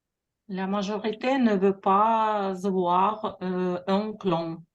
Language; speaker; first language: French; non-native, fluent; Russian